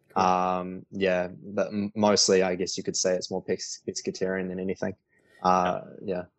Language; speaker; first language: English; native; English